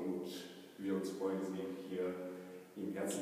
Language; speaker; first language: German; native; German